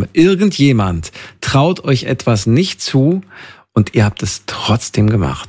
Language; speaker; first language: German; native; German